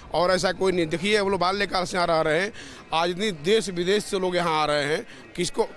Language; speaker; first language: Hindi; native; Hindi